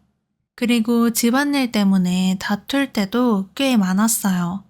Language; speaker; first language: Korean; native; Korean